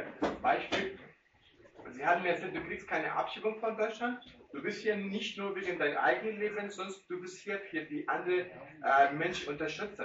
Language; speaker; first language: German; non-native, learner; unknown